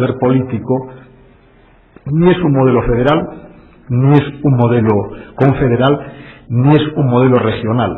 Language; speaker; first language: Spanish; native; Spanish